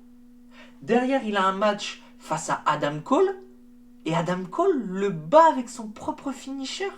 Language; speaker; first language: French; native; French